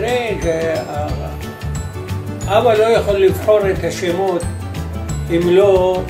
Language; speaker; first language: Hebrew; non-native, fluent; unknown